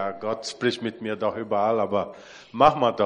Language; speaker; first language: German; non-native, fluent; Portuguese